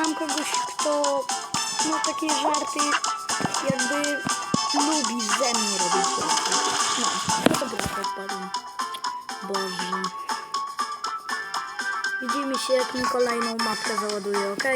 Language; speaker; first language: Polish; native; Polish